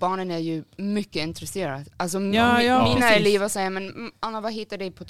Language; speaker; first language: Swedish; non-native, fluent; German